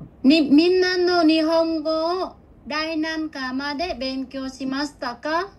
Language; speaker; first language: Japanese; non-native, fluent; Bangla